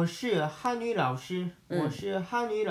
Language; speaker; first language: Chinese; non-native, learner; Korean